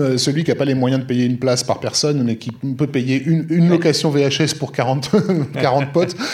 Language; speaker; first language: French; native; French